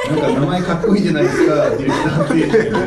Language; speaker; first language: Japanese; native; Japanese